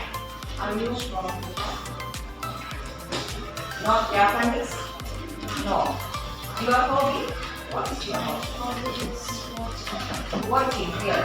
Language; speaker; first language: English; non-native, fluent; Indonesian